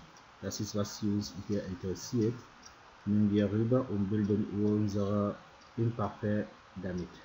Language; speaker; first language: German; non-native, fluent; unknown